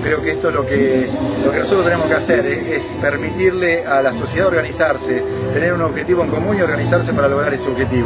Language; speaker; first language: Spanish; native; Spanish